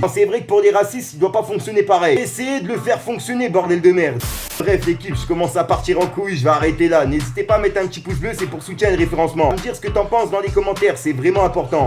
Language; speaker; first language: French; native; French